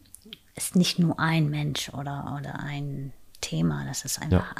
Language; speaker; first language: German; non-native, fluent; Arabic